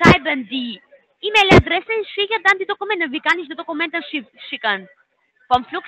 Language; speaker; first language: German; non-native, learner; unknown